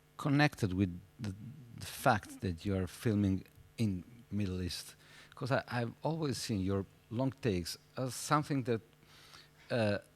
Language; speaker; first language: English; non-native, fluent; Italian